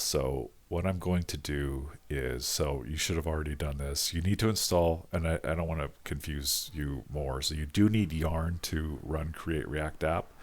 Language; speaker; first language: English; native; English